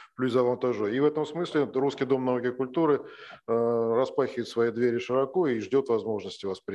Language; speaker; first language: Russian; native; Russian